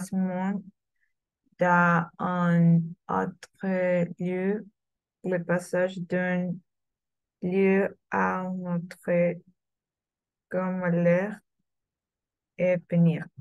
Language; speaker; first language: French; non-native, learner; Spanish